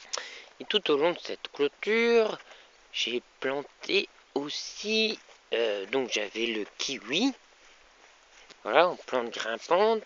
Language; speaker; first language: French; native; French